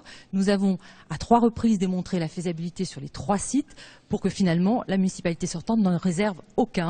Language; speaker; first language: French; native; French